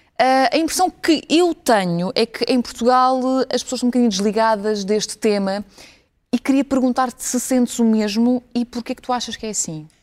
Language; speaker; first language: Portuguese; early bilingual, other home language; Ukrainian